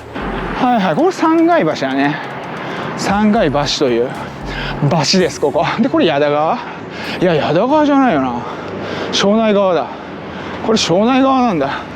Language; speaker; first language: Japanese; native; Japanese